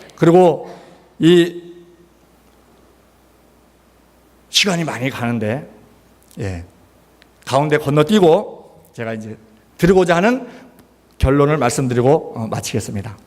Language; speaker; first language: Korean; native; Korean